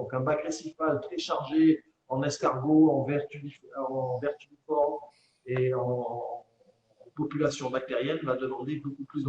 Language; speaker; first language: French; native; French